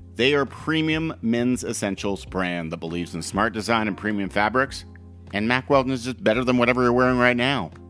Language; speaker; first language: English; native; English